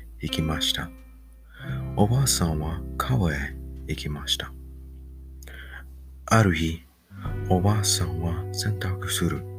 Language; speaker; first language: Japanese; non-native, learner; English